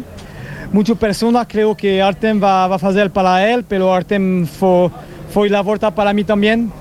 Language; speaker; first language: Portuguese; non-native, learner; French